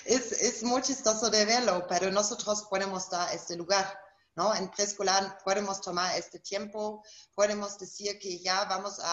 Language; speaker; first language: Spanish; non-native, fluent; German